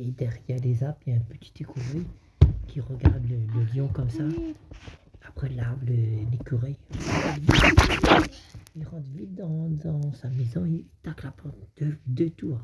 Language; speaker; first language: French; native; French